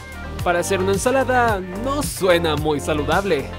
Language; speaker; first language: Spanish; native; Spanish